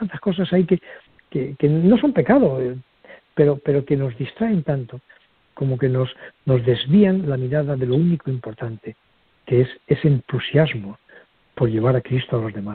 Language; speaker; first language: Spanish; native; Spanish